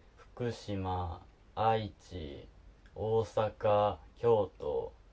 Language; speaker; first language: Japanese; native; Japanese